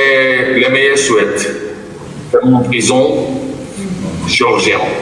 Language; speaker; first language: French; non-native, fluent; Georgian